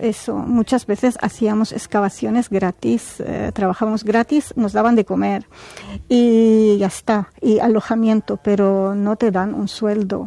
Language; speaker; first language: Spanish; non-native, fluent; Arabic